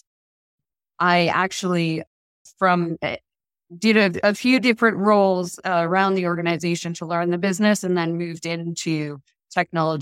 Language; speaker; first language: English; native; English